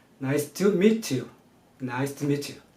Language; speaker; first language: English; non-native, fluent; Korean